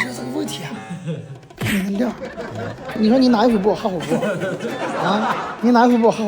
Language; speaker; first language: Chinese; native; Chinese